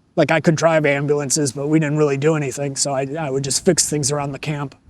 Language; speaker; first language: English; native; English